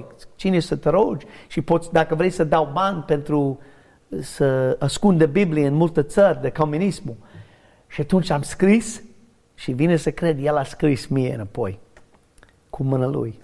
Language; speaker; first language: Romanian; non-native, learner; English